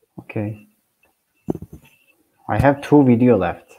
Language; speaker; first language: English; non-native, learner; Turkish